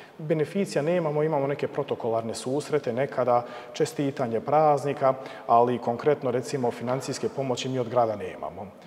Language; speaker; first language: Croatian; early bilingual, heritage; Serbian